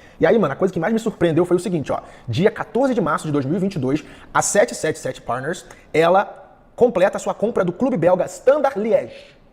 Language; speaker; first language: Portuguese; early bilingual, heritage; Portuguese